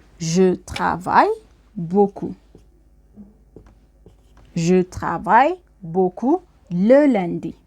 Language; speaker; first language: French; non-native, fluent; Amharic